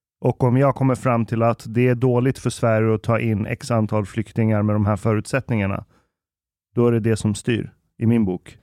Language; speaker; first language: Swedish; native; Swedish